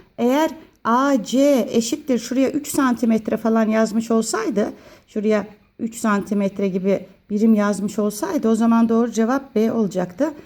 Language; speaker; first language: Turkish; native; Turkish